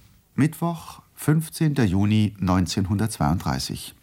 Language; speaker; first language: German; native; German